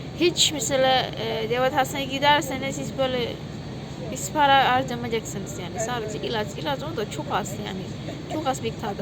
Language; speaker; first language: Turkish; non-native, learner; Indonesian